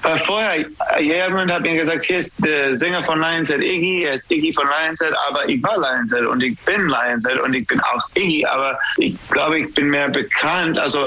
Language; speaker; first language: German; non-native, fluent; English